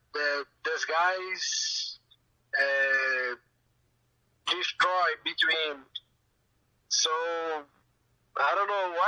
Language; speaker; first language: English; non-native, learner; Portuguese